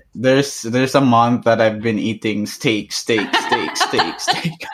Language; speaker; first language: English; non-native, local second language; Hiligaynon